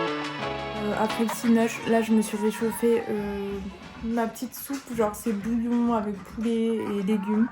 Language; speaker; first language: French; native; French